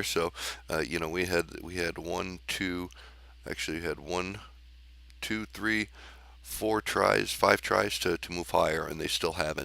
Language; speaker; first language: English; native; English